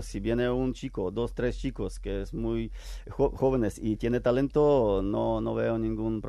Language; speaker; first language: Spanish; non-native, fluent; Ukrainian